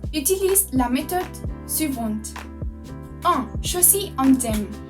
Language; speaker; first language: French; non-native, learner; Spanish